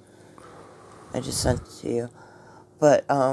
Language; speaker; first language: English; native; English